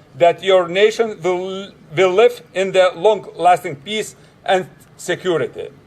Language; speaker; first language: English; non-native, fluent; Lithuanian